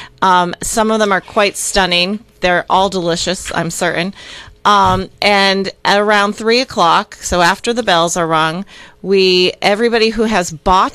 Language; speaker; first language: English; native; English